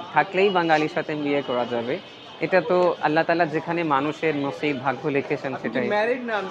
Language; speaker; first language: Bangla; non-native, fluent; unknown